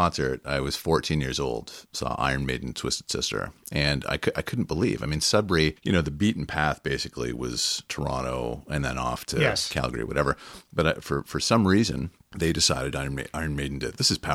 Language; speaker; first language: English; native; English